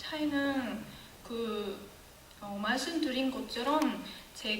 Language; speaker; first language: Korean; non-native, fluent; Japanese